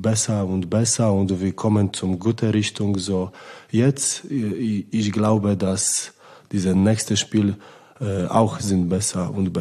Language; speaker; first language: German; non-native, learner; Polish